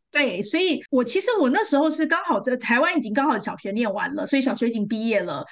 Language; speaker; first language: Chinese; native; Chinese